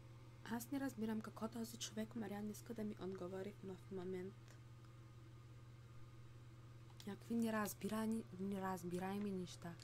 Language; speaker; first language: Bulgarian; native; Bulgarian